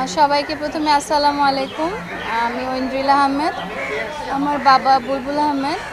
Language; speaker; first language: Bangla; native; Bangla